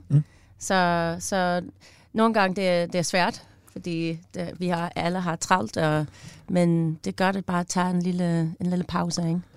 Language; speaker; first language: Danish; non-native, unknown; English